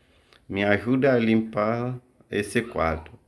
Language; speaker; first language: Portuguese; non-native, fluent; Haitian Creole